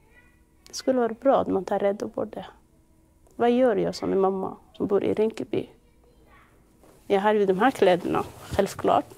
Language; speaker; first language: Swedish; non-native, fluent; Somali